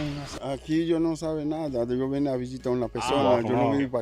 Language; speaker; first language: Spanish; non-native, learner; Haitian Creole